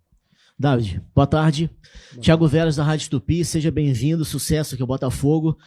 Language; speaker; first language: Portuguese; native; Portuguese